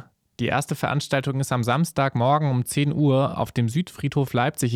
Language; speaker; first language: German; native; German